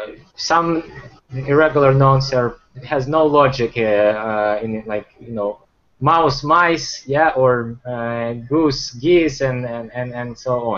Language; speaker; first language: English; non-native, fluent; Ukrainian